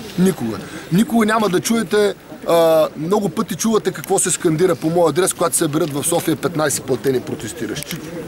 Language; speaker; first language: Bulgarian; native; Bulgarian